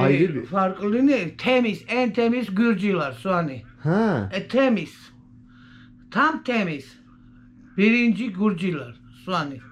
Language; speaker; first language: Turkish; non-native, learner; Svan